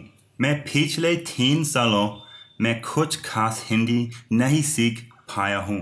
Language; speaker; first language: Hindi; non-native, learner; English